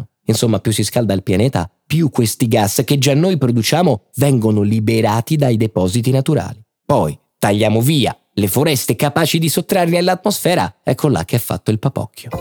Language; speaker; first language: Italian; native; Italian